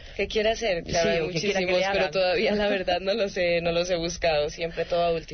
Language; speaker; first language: Spanish; native; Spanish